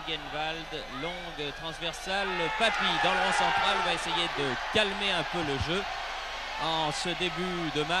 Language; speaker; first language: French; native; French